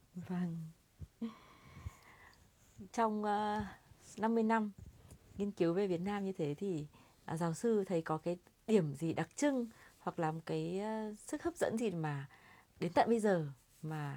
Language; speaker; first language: Vietnamese; native; Vietnamese